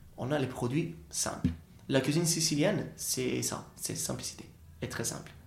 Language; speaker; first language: French; non-native, fluent; Italian